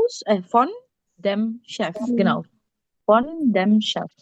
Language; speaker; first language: German; non-native, fluent; Indonesian